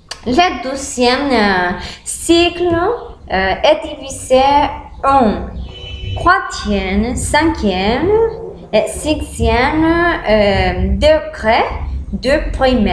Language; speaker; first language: French; non-native, learner; Spanish